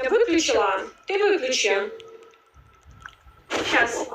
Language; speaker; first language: Russian; native; Russian